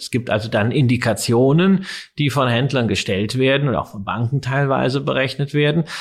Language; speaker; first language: German; native; German